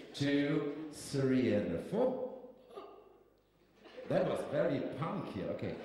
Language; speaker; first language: English; non-native, fluent; German